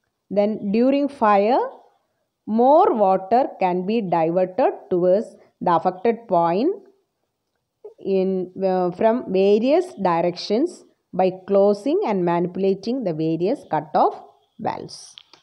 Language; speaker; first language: English; non-native, local second language; Malayalam